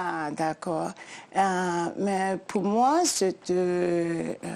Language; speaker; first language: French; non-native, learner; English